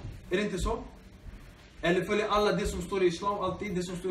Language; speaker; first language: Swedish; early bilingual, other home language; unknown